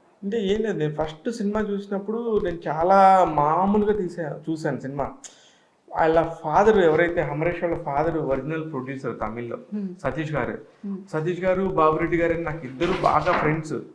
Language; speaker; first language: Telugu; native; Telugu